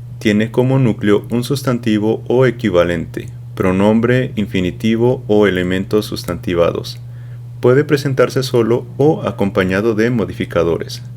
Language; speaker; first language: Spanish; native; Spanish